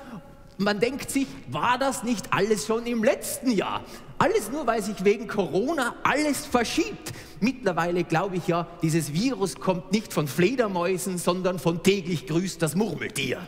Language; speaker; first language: German; native; German